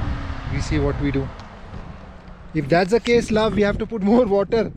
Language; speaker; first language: English; non-native, fluent; Hindi